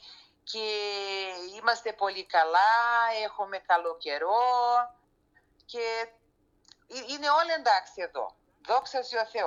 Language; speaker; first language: Greek; early bilingual, heritage; Greek